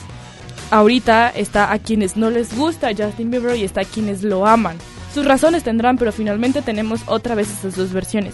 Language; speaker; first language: Spanish; native; Spanish